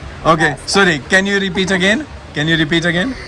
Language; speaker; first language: English; non-native, learner; Hindi